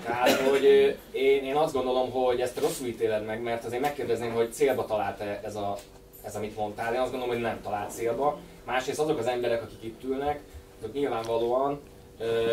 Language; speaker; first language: Hungarian; native; Hungarian